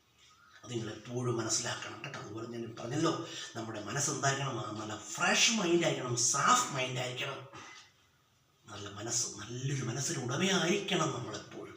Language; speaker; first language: Malayalam; native; Malayalam